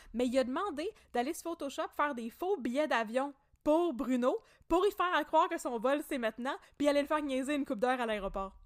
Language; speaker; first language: French; native; French